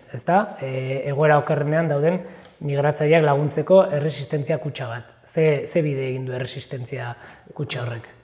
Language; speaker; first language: Basque; native; Basque